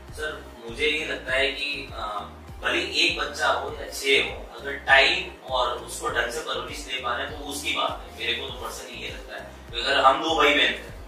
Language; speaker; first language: Hindi; native; Hindi